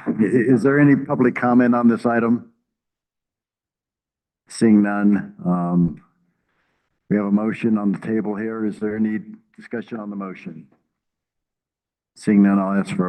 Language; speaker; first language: English; native; English